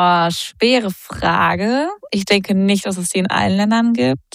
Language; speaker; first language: German; native; German